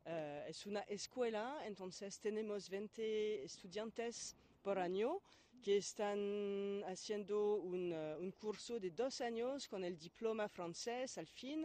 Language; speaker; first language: Spanish; non-native, fluent; French